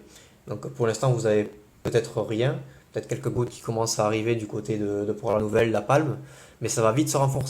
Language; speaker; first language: French; native; French